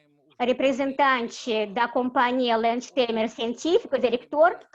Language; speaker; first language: Portuguese; non-native, fluent; Russian